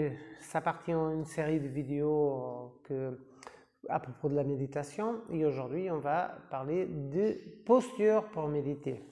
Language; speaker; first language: French; non-native, fluent; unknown